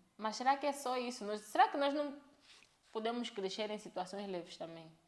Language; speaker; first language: Portuguese; native; Portuguese